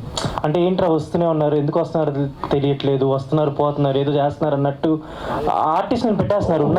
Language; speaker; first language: Telugu; native; Telugu